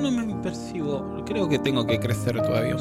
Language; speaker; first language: Spanish; native; Spanish